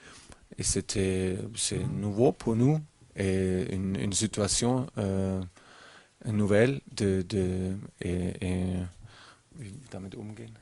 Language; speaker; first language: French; non-native, learner; German